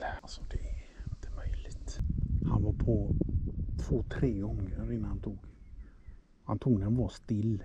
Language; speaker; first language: Swedish; native; Swedish